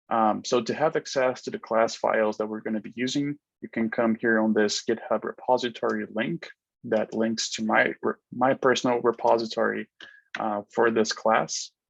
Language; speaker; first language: English; non-native, fluent; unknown